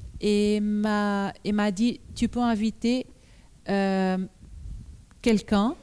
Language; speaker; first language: French; non-native, learner; Portuguese